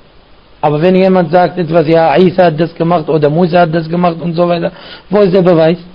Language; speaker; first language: German; non-native, fluent; Arabic